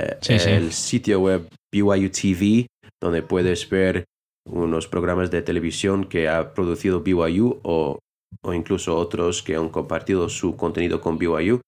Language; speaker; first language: Spanish; non-native, fluent; English